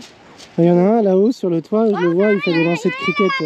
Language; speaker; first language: French; native; French